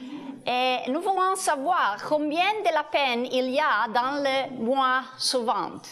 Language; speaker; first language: French; non-native, learner; Italian